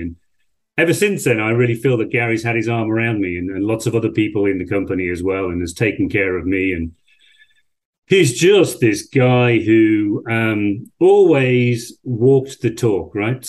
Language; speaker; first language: English; native; English